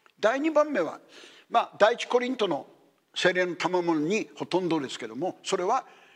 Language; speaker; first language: Japanese; native; Japanese